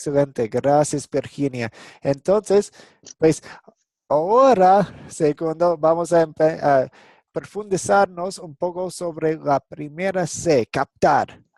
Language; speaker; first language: Spanish; non-native, fluent; English